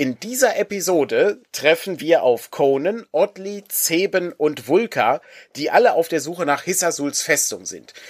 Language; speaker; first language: German; native; German